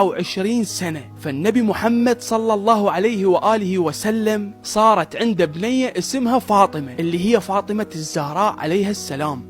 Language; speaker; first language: Arabic; native; Arabic